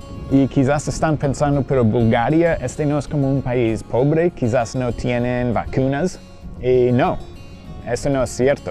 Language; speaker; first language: Spanish; non-native, fluent; English